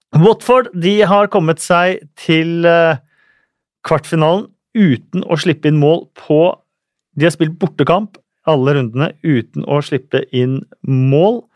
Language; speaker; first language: Norwegian; native; Norwegian